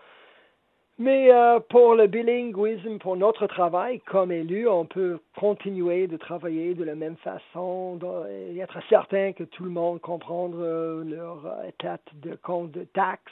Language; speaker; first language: French; non-native, local second language; English